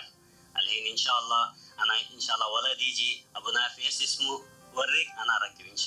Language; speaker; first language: Arabic; non-native, learner; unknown